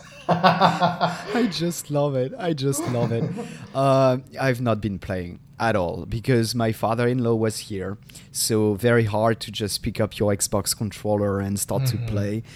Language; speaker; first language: English; non-native, fluent; French